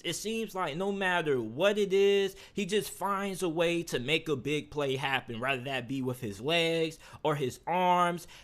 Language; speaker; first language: English; native; English